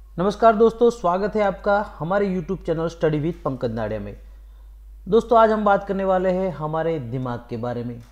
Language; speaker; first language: Hindi; non-native, local second language; Gujarati